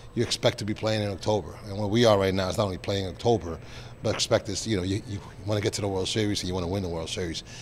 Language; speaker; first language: English; native; English